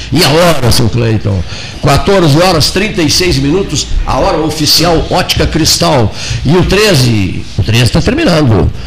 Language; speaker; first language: Portuguese; native; Portuguese